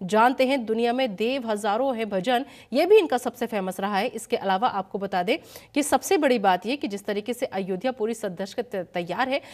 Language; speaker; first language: Hindi; native; Hindi